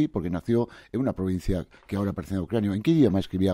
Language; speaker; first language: Spanish; native; Spanish